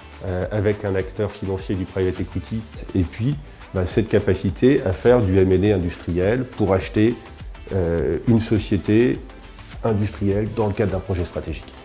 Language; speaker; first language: French; native; French